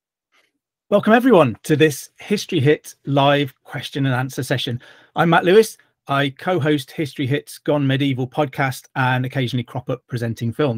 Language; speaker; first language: English; native; English